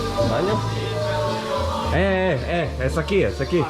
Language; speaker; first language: Spanish; non-native, learner; Croatian